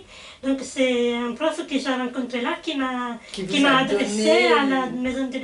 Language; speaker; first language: French; non-native, fluent; Italian